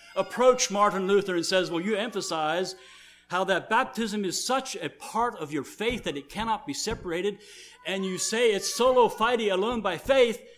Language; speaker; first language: English; early bilingual, other home language; German